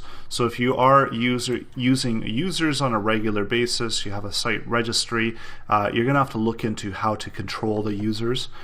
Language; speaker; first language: English; native; English